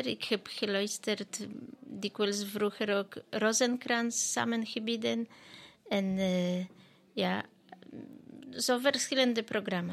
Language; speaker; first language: Dutch; non-native, fluent; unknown